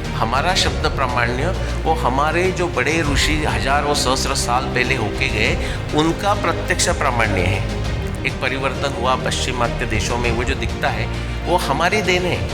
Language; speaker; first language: Hindi; non-native, local second language; Marathi